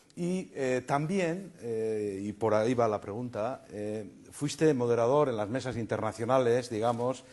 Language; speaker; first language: Spanish; non-native, local second language; Basque